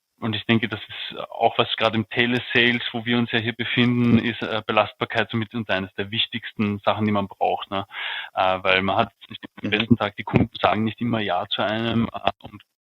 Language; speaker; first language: German; native; German